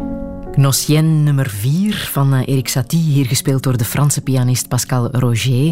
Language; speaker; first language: Dutch; native; Dutch